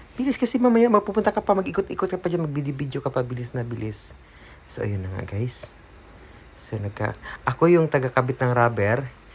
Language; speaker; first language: Filipino; non-native, local second language; Cebuano